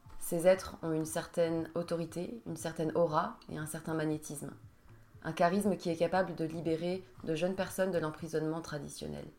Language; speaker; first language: French; native; French